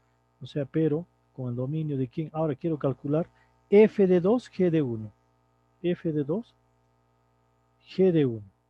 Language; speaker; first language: Spanish; native; Spanish